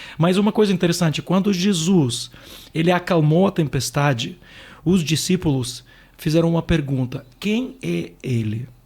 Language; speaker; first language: Portuguese; non-native, fluent; Ukrainian